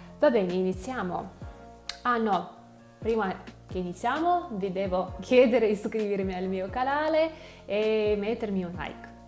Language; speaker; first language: Italian; non-native, fluent; Russian